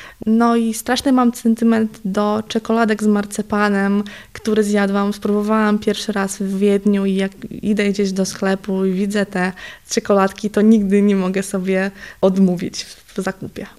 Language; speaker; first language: Polish; non-native, fluent; Ukrainian